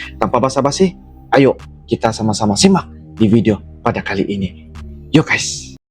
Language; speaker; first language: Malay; native; Malay